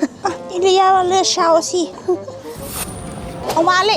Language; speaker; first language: French; non-native, learner; Thai